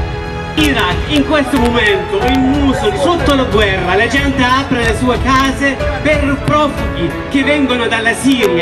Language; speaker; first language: Italian; non-native, learner; Arabic